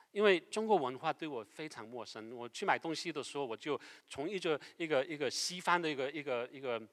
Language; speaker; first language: Chinese; non-native, fluent; French